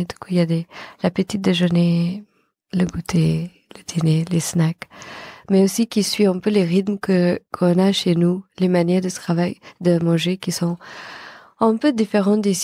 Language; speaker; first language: French; non-native, fluent; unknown